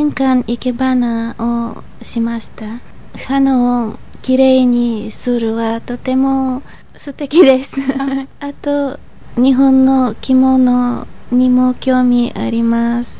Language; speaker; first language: Japanese; non-native, fluent; Bulgarian